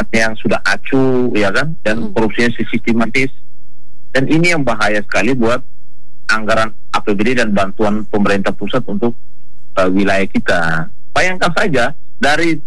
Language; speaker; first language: Indonesian; native; Indonesian